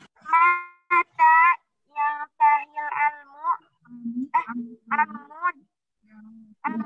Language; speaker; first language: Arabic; non-native, learner; Indonesian